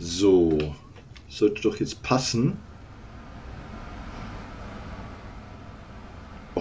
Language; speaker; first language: German; native; German